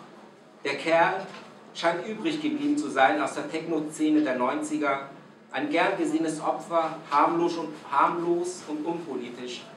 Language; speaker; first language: German; non-native, fluent; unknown